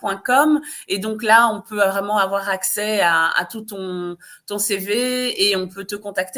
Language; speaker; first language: French; native; French